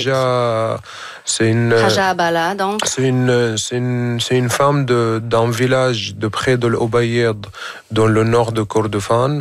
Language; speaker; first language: French; non-native, fluent; Arabic